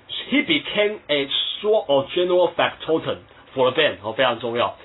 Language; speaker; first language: English; non-native, fluent; Chinese